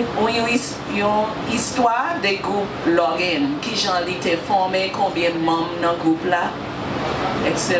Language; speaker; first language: French; non-native, local second language; Haitian Creole